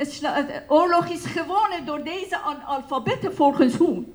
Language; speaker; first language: Dutch; non-native, fluent; Persian